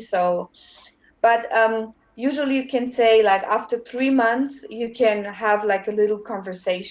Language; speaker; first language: English; non-native, fluent; German